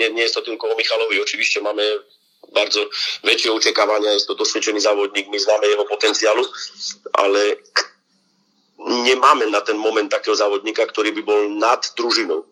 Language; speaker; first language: Polish; non-native, learner; Slovak